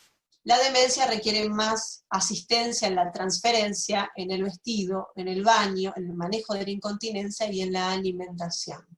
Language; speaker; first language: Spanish; native; Spanish